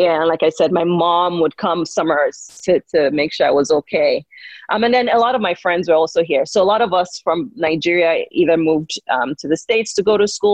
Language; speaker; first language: English; non-native, local second language; Yoruba